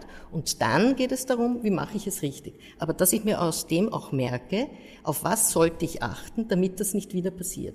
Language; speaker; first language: German; native; German